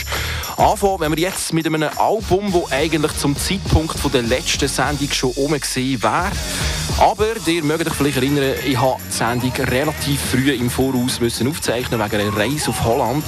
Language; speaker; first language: German; native; German